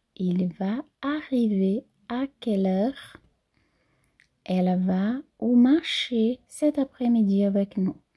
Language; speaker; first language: French; non-native, fluent; Portuguese